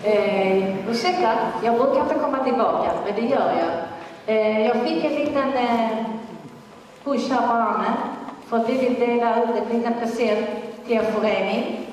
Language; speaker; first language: Swedish; non-native, fluent; Italian